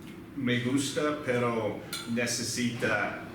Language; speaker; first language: Spanish; non-native, learner; English